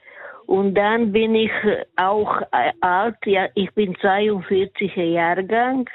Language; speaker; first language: German; non-native, fluent; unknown